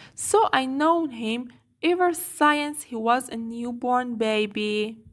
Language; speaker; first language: English; non-native, fluent; Persian